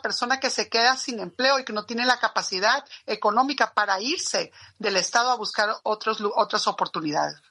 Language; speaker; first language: Spanish; native; Spanish